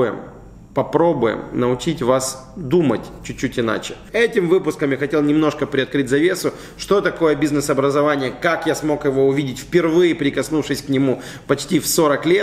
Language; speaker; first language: Russian; native; Russian